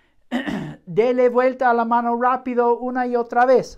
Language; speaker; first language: Spanish; non-native, fluent; English